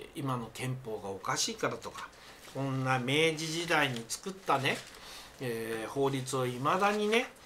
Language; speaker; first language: Japanese; native; Japanese